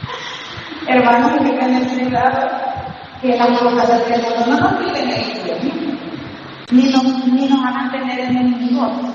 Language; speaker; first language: Spanish; native; Spanish